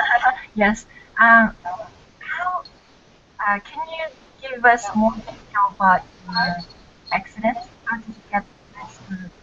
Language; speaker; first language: English; non-native, learner; Korean